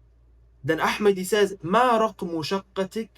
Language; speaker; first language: Arabic; non-native, fluent; English